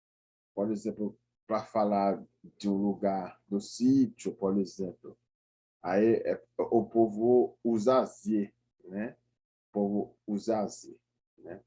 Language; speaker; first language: Portuguese; non-native, fluent; Haitian Creole